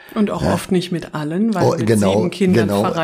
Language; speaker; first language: German; native; German